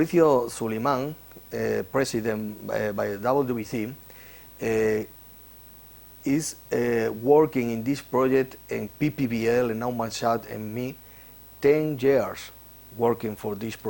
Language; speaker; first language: English; non-native, learner; Spanish